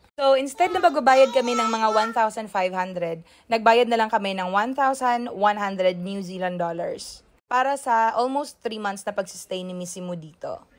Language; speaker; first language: Filipino; non-native, local second language; Cebuano